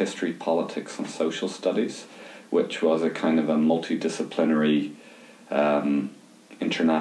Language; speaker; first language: English; native; English